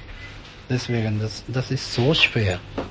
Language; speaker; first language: German; non-native, fluent; Japanese